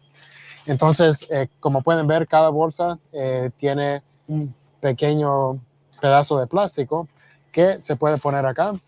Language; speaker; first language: Spanish; early bilingual, heritage; Spanish